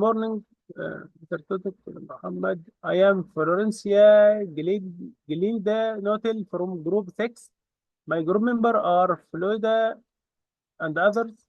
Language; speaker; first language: English; non-native, fluent; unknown